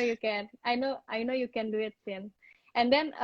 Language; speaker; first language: English; non-native, fluent; Indonesian